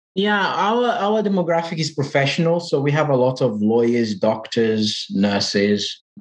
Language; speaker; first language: English; non-native, fluent; Portuguese